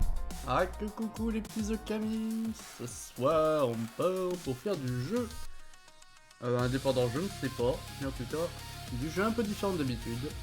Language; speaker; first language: French; native; French